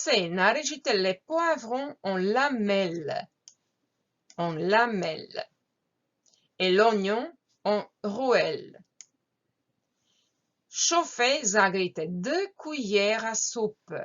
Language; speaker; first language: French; non-native, fluent; Croatian